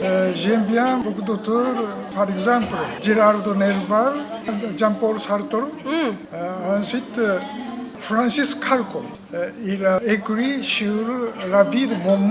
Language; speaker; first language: French; non-native, learner; Japanese